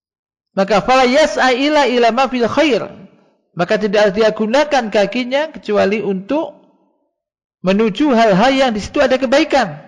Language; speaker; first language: Indonesian; native; Indonesian